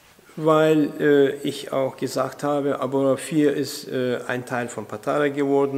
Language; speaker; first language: German; non-native, fluent; Turkish